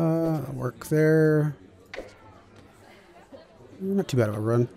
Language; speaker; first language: English; native; English